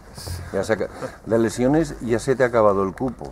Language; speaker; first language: Spanish; native; Spanish